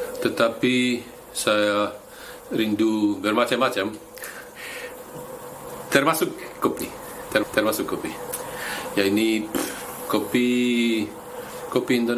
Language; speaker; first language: Indonesian; non-native, fluent; Slovak